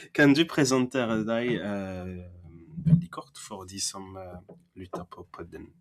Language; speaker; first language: Norwegian; non-native, fluent; French